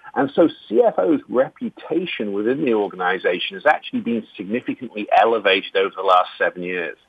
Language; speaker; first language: English; native; English